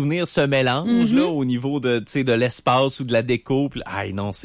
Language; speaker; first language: French; native; French